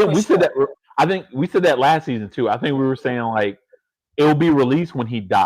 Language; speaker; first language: English; native; English